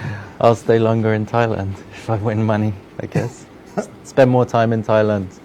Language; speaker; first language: English; non-native, fluent; French